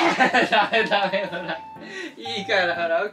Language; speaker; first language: Japanese; native; Japanese